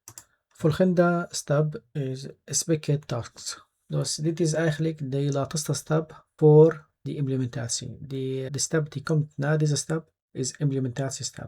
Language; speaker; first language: Dutch; non-native, fluent; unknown